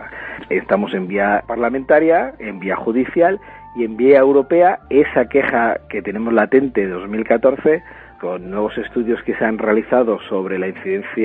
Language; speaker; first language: Spanish; native; Spanish